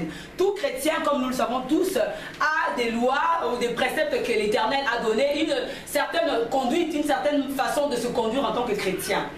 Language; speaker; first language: French; non-native, local second language; Lingala